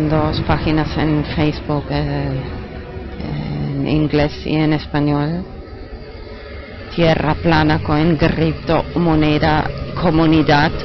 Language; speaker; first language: Spanish; non-native, learner; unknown